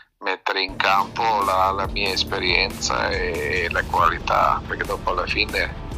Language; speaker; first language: Italian; non-native, fluent; Serbian